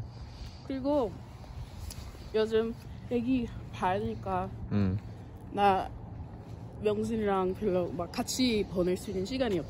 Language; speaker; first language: Korean; non-native, fluent; English